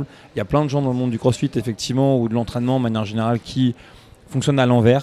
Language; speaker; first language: French; native; French